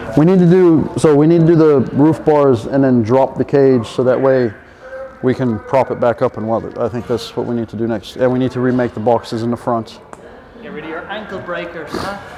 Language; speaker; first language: English; native; English